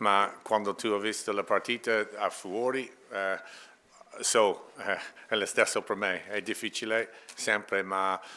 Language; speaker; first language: Italian; non-native, learner; English